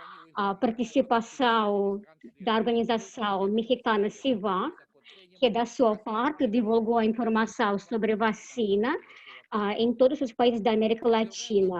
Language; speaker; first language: Portuguese; non-native, fluent; Russian